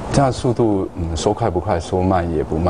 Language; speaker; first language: Chinese; native; Chinese